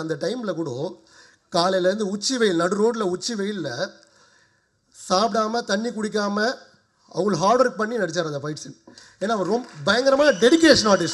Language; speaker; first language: Tamil; native; Tamil